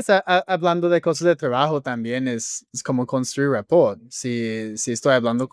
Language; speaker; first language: Spanish; non-native, fluent; English